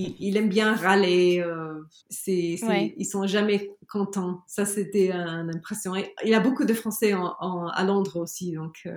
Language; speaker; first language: French; non-native, learner; English